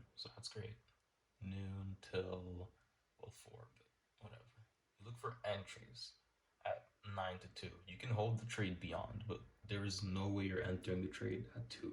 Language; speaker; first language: English; native; English